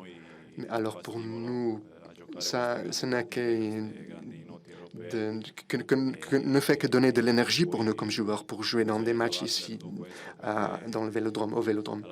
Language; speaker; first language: French; non-native, fluent; Italian